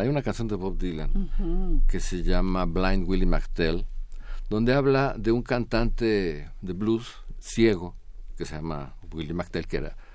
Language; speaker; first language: Spanish; native; Spanish